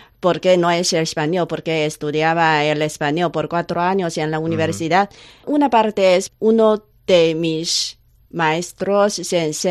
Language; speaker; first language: Spanish; non-native, learner; Chinese